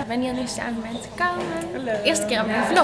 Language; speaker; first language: Dutch; native; Dutch